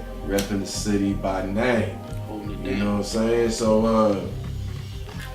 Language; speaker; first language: English; native; English